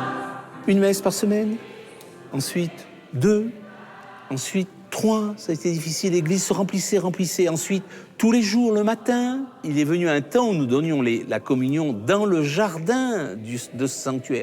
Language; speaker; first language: French; native; French